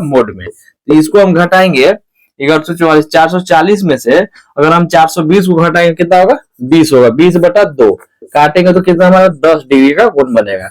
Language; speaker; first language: Hindi; native; Hindi